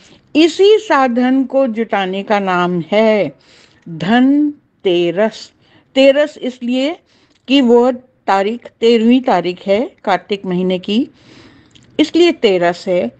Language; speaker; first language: Hindi; native; Hindi